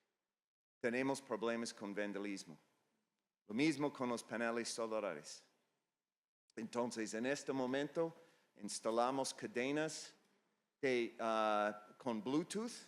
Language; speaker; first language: Spanish; non-native, fluent; English